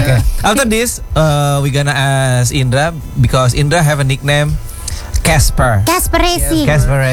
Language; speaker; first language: English; non-native, learner; Indonesian